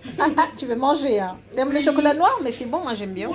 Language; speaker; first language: French; native; French